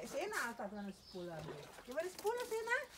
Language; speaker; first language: Dutch; non-native, learner; Indonesian